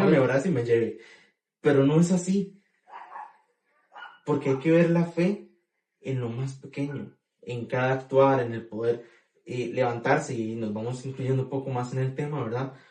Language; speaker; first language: Spanish; native; Spanish